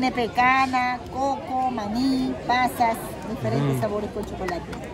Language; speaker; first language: Spanish; native; Spanish